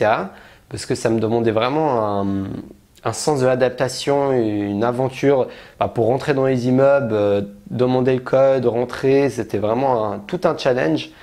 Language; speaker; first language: French; native; French